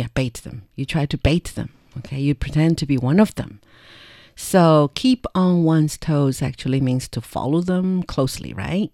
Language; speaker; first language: English; non-native, fluent; Chinese